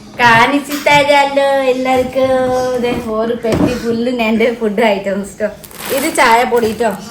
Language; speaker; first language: Malayalam; non-native, fluent; Nepali